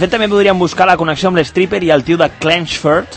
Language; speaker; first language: Catalan; native; Catalan